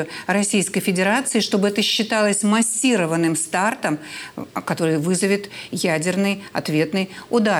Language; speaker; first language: Russian; native; Russian